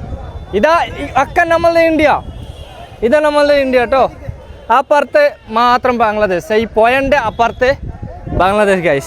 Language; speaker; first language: Malayalam; non-native, learner; Bangla